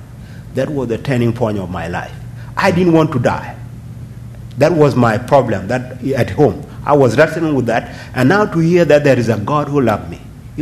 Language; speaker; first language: English; non-native, fluent; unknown